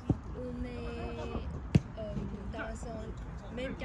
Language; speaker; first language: French; non-native, fluent; Korean